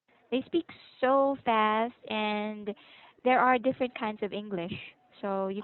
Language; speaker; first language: English; non-native, local second language; Filipino